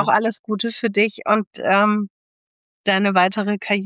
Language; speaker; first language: German; native; German